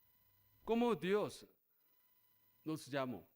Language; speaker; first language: Spanish; non-native, learner; Korean